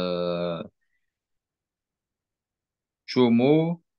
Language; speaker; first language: Korean; non-native, learner; Kyrgyz